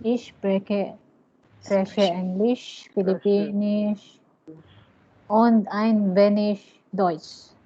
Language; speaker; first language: German; non-native, learner; Filipino